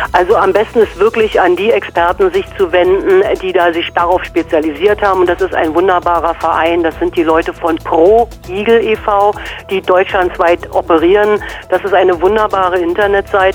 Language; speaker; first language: German; native; German